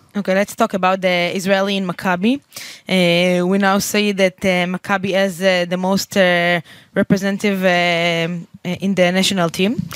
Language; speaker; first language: English; non-native, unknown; Hebrew